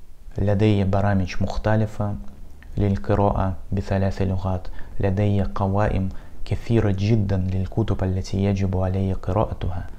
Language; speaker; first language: Arabic; non-native, fluent; Russian